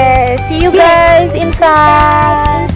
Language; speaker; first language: English; non-native, learner; Indonesian